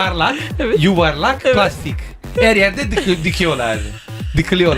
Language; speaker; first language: Turkish; non-native, learner; Italian